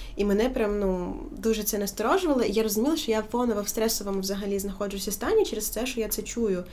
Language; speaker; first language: Ukrainian; native; Ukrainian